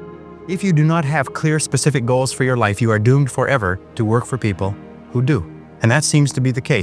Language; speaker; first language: English; native; English